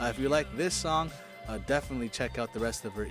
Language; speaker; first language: English; native; English